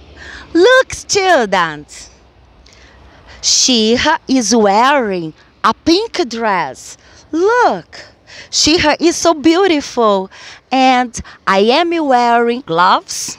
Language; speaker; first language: English; non-native, fluent; Portuguese